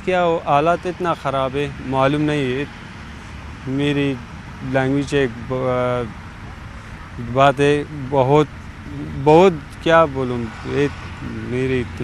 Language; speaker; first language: Hindi; non-native, learner; Persian